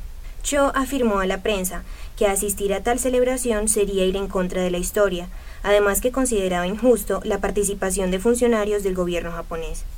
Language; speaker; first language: Spanish; native; Spanish